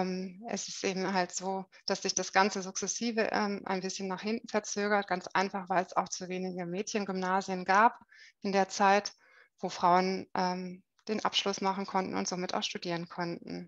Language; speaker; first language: German; native; German